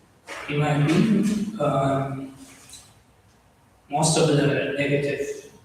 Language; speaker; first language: English; non-native, fluent; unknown